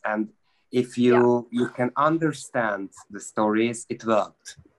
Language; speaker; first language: English; non-native, fluent; Hungarian